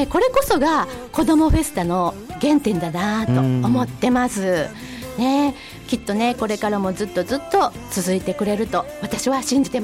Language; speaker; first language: Japanese; native; Japanese